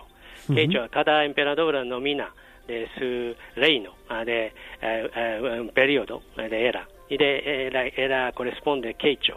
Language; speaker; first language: Spanish; non-native, learner; Japanese